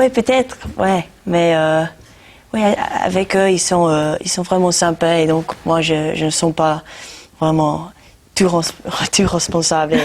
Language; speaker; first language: French; non-native, learner; English